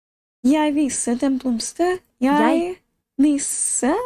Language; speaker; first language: Norwegian; non-native, learner; English